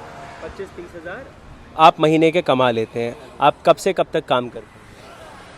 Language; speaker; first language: Hindi; native; Hindi